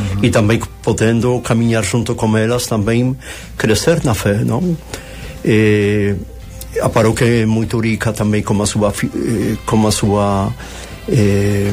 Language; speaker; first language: Portuguese; non-native, fluent; Polish